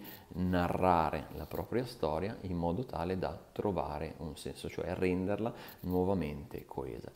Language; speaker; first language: Italian; native; Italian